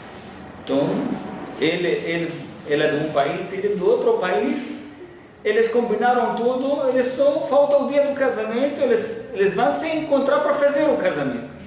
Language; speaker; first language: Portuguese; non-native, fluent; Arabic